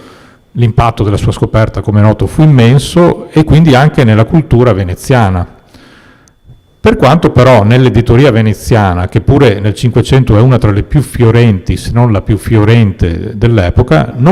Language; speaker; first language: Italian; native; Italian